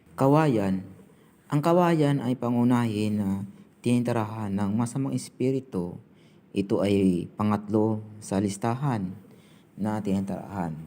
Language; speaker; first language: Filipino; non-native, local second language; Cebuano